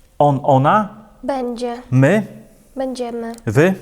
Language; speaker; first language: Polish; non-native, learner; Ukrainian